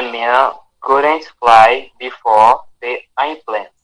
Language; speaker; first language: English; non-native, learner; Portuguese